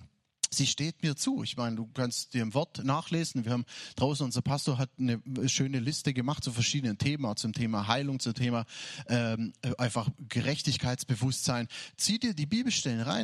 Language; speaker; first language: German; native; German